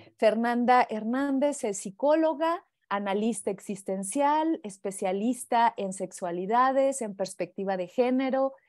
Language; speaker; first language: Spanish; native; Spanish